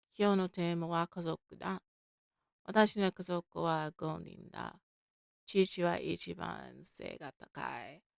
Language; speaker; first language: Japanese; non-native, learner; English